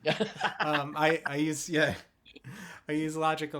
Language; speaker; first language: English; native; English